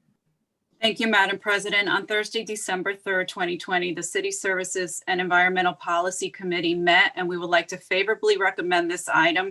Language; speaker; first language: English; native; English